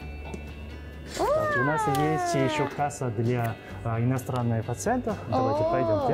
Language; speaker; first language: Russian; non-native, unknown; Korean